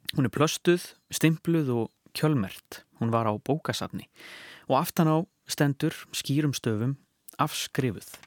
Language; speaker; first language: Icelandic; native; Icelandic